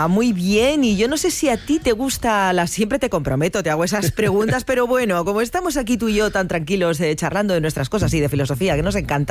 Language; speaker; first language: Spanish; native; Spanish